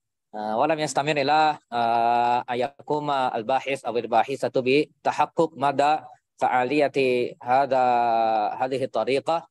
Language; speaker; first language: Arabic; non-native, fluent; Indonesian